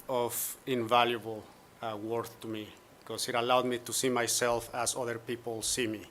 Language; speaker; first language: English; non-native, fluent; Spanish